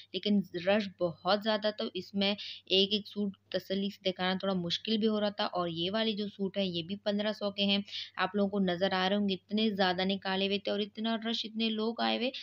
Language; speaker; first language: Urdu; native; Urdu